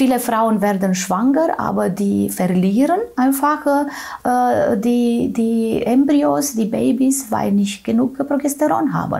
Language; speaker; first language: German; non-native, fluent; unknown